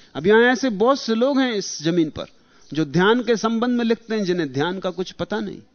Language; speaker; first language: Hindi; native; Hindi